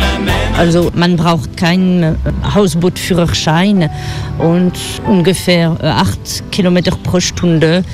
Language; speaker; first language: German; non-native, fluent; French